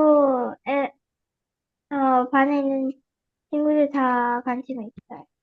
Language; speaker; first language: Korean; early bilingual, heritage; Korean